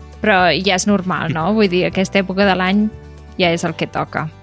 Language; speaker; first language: Catalan; native; Catalan